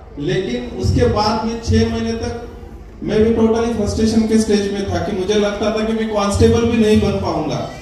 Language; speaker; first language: Hindi; non-native, local second language; Marathi